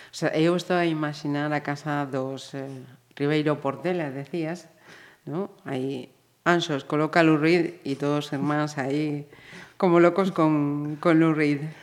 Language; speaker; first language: Galician; non-native, local second language; Spanish